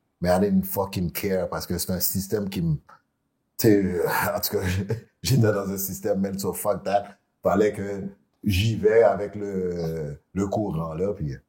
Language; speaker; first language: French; early bilingual, other home language; Haitian Creole